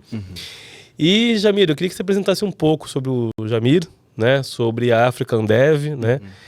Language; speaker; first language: Portuguese; native; Portuguese